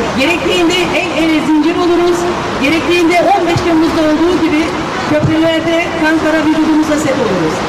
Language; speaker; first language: Turkish; native; Turkish